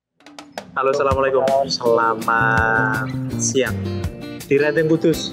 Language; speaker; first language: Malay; non-native, local second language; Javanese